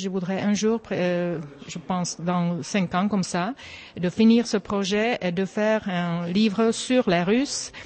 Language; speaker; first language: French; non-native, fluent; Czech